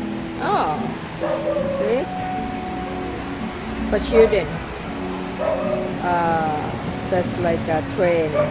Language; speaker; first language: English; non-native, learner; Thai